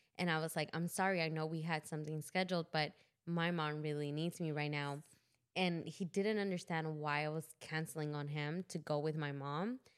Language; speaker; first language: English; early bilingual, other home language; Spanish